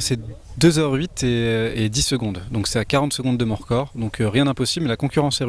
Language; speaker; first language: French; native; French